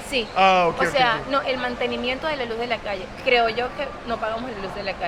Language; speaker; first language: Spanish; native; Spanish